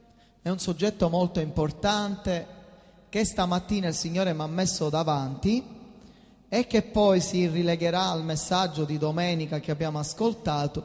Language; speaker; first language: Italian; native; Italian